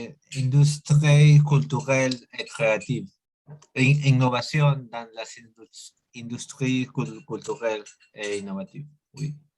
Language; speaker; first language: French; non-native, learner; Spanish